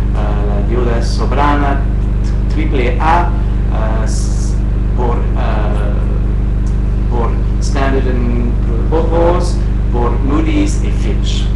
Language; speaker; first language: Spanish; non-native, fluent; English